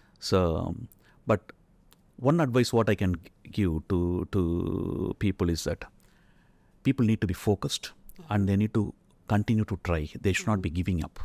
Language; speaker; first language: English; non-native, local second language; Tamil